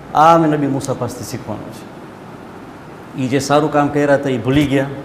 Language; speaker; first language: Gujarati; early bilingual, heritage; Gujarati